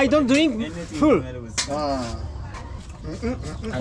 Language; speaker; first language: English; non-native, learner; Japanese